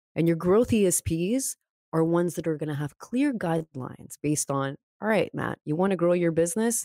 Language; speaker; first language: English; native; English